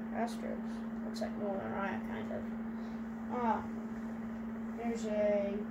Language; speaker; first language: English; native; English